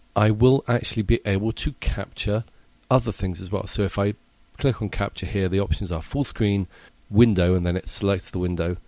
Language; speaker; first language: English; native; English